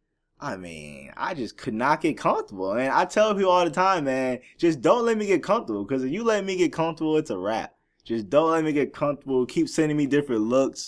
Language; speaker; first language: English; native; English